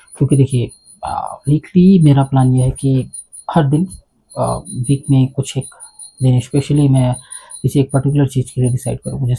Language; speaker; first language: Hindi; native; Hindi